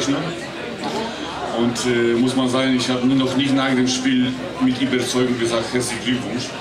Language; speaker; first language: German; non-native, fluent; Polish